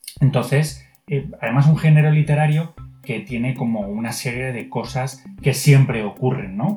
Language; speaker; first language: Spanish; native; Spanish